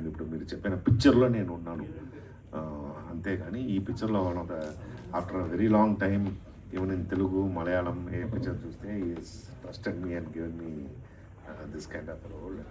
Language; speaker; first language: Telugu; non-native, learner; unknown